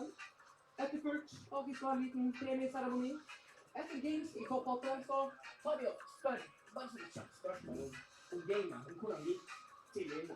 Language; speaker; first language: Norwegian; native; Norwegian